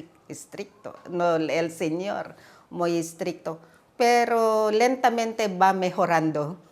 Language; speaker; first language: Spanish; non-native, learner; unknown